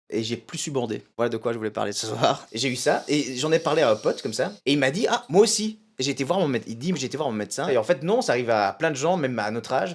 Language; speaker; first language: French; native; French